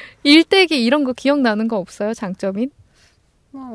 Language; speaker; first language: Korean; native; Korean